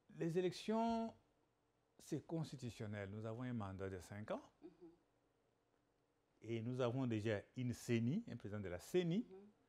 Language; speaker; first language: French; non-native, local second language; Lingala